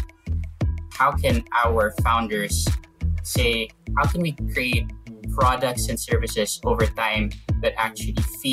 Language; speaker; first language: English; non-native, local second language; Filipino